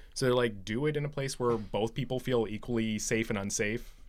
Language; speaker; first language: English; native; English